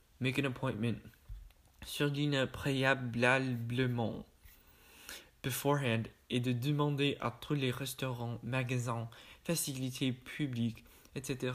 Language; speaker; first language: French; non-native, learner; English